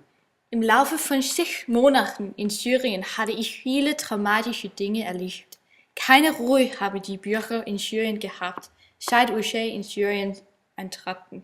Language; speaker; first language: German; non-native, learner; Danish